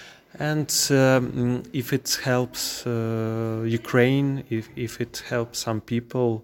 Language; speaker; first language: English; non-native, learner; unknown